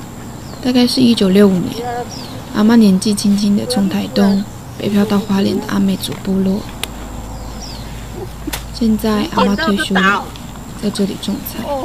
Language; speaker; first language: Chinese; native; Chinese